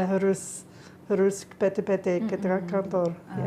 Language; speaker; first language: Indonesian; non-native, learner; English